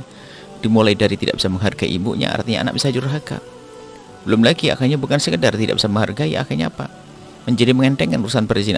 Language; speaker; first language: Indonesian; native; Indonesian